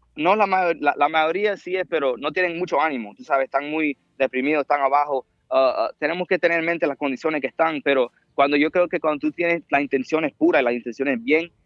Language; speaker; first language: Spanish; early bilingual, heritage; Spanish